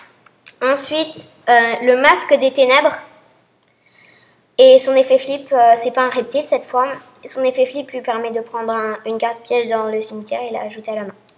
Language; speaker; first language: French; native; French